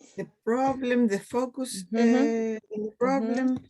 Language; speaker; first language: English; non-native, learner; Spanish